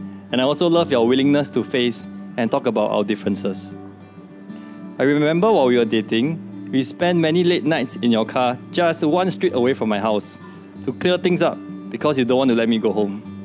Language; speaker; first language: English; non-native, local second language; Chinese